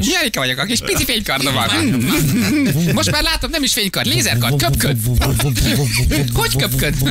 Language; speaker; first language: Hungarian; native; Hungarian